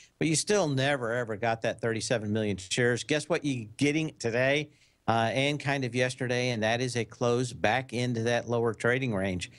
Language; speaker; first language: English; native; English